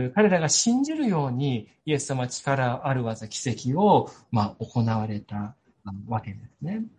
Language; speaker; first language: Japanese; native; Japanese